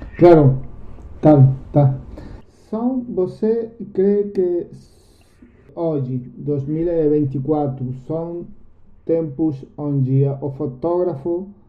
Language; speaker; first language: Portuguese; non-native, learner; Spanish